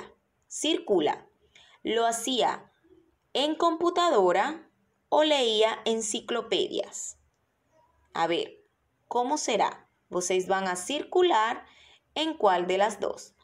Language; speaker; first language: Spanish; non-native, fluent; Portuguese